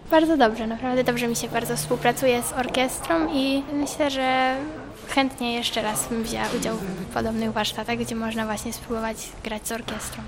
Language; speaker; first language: Polish; native; Polish